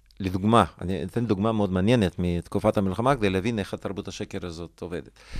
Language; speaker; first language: Hebrew; non-native, fluent; Russian